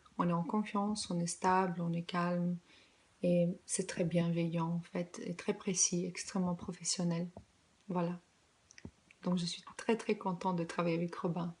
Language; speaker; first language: French; non-native, fluent; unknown